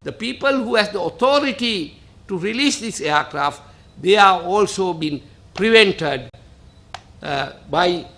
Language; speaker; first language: English; non-native, local second language; Sinhala